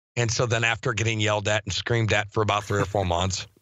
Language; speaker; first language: English; native; English